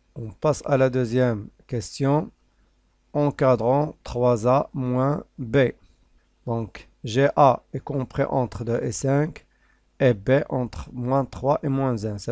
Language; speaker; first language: French; non-native, local second language; Arabic